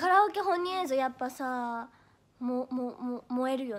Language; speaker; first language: Japanese; native; Japanese